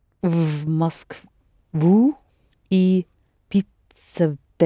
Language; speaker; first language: Russian; non-native, learner; English